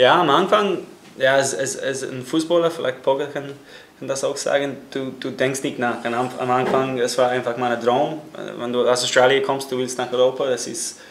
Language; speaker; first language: German; non-native, fluent; English